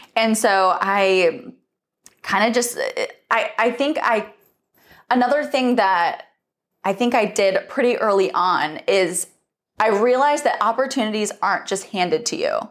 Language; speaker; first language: English; native; English